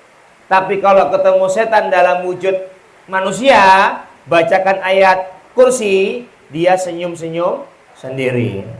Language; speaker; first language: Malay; non-native, local second language; Javanese